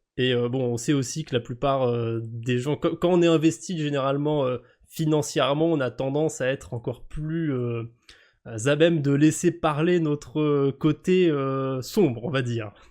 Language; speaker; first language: French; native; French